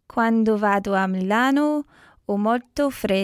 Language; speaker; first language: Italian; non-native, learner; English